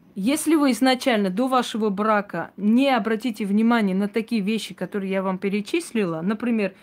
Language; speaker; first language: Russian; non-native, local second language; Armenian